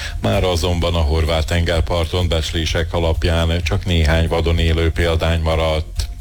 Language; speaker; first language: Hungarian; native; Hungarian